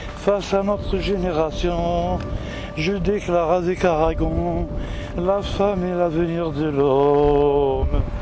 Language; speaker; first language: French; non-native, local second language; Arabic